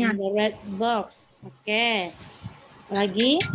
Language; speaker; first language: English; non-native, fluent; Indonesian